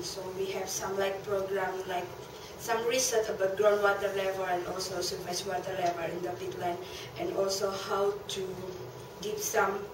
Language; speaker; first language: English; non-native, learner; Indonesian